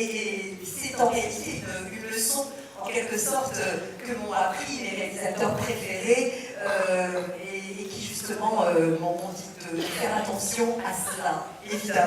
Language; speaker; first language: French; native; French